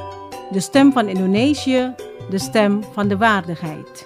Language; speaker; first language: Dutch; non-native, fluent; Indonesian